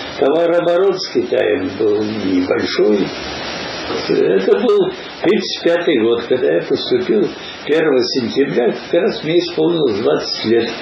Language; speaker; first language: Russian; native; Russian